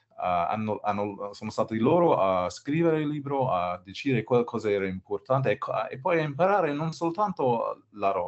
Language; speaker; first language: Italian; non-native, fluent; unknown